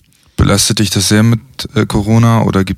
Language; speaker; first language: German; native; German